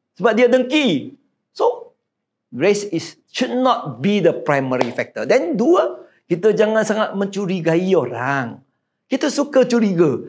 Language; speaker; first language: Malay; non-native, local second language; Chinese